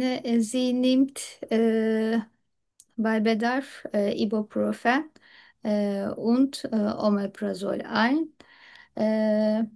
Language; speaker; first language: German; non-native, learner; Turkish